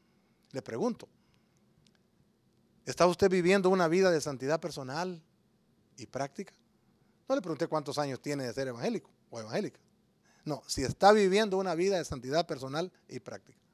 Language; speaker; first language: Spanish; native; Spanish